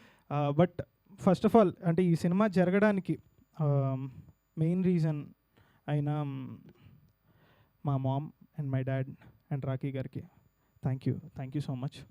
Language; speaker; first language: Telugu; native; Telugu